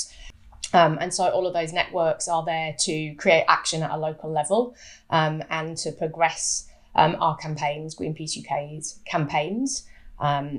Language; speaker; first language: English; native; English